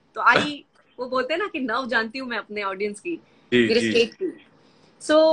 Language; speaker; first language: Hindi; non-native, local second language; Gujarati